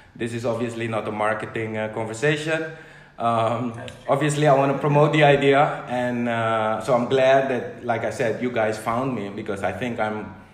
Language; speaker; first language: English; non-native, fluent; Dutch